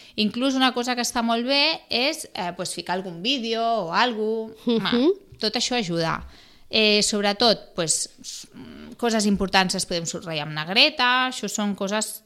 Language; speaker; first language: Catalan; non-native, local second language; Spanish